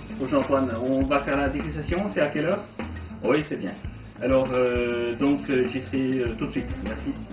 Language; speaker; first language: French; non-native, fluent; Chinese